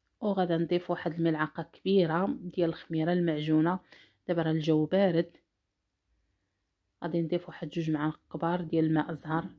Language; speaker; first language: Arabic; native; Arabic